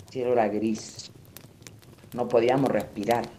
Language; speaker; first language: Spanish; non-native, fluent; Armenian